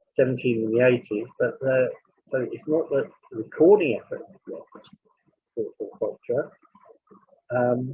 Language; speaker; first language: English; native; English